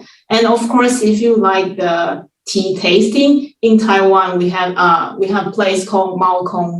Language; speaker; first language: English; non-native, fluent; Chinese